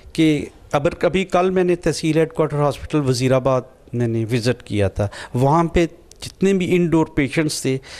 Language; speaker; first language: Urdu; non-native, local second language; Punjabi